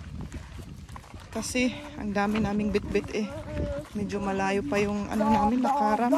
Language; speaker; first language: Filipino; native; Filipino